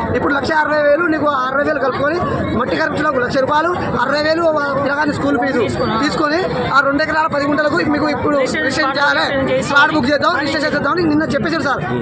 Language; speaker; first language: Telugu; non-native, local second language; Lambadi